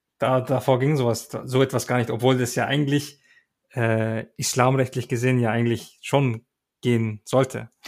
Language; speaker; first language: German; early bilingual, other home language; Turkish